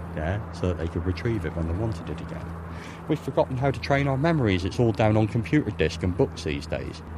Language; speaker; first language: English; native; English